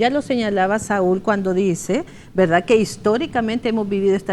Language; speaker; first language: Spanish; native; Spanish